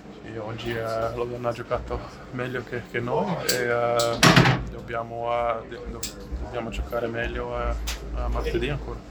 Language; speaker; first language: Italian; non-native, learner; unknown